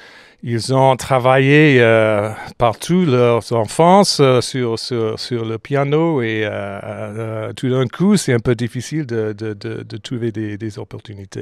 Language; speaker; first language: French; non-native, fluent; English